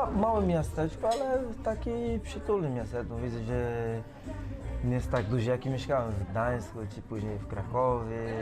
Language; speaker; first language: Polish; non-native, learner; Portuguese